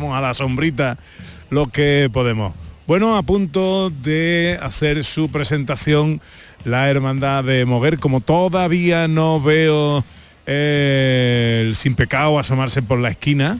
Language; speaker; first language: Spanish; native; Spanish